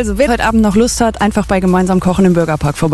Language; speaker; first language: German; native; German